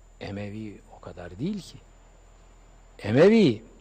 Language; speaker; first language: Turkish; native; Turkish